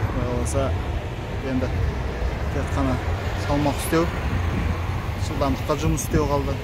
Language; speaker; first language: Kazakh; native; Kazakh